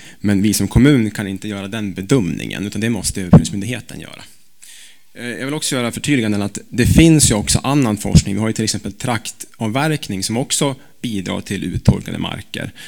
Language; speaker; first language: Swedish; native; Swedish